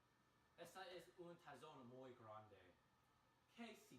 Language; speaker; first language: Spanish; non-native, learner; English